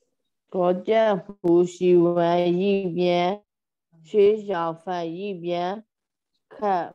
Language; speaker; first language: Chinese; non-native, learner; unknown